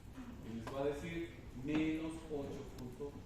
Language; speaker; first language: Spanish; native; Spanish